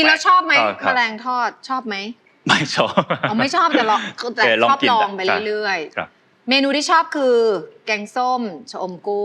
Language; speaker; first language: Thai; native; Thai